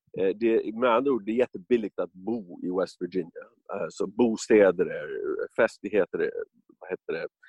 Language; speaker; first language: Swedish; non-native, fluent; English